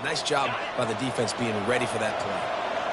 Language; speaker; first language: English; native; English